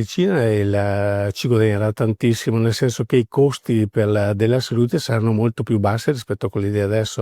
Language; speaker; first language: Italian; native; Italian